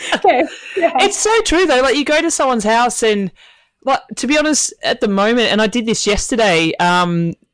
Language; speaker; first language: English; native; English